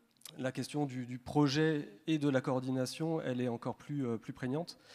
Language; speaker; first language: French; native; French